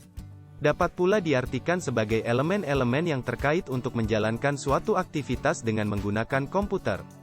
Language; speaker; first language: Indonesian; native; Indonesian